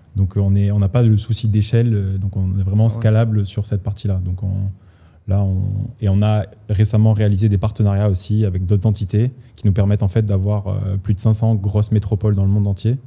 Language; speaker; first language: French; native; French